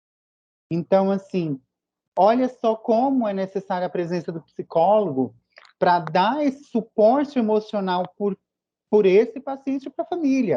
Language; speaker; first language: Portuguese; native; Portuguese